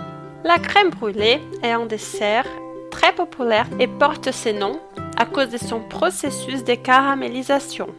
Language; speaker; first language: French; non-native, fluent; Portuguese